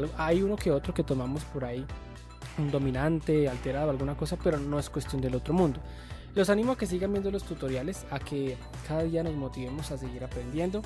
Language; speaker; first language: Spanish; native; Spanish